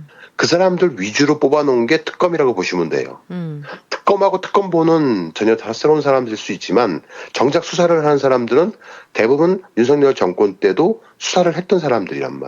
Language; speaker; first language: Korean; native; Korean